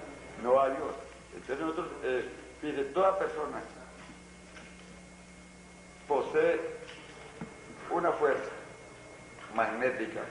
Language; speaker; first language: Spanish; native; Spanish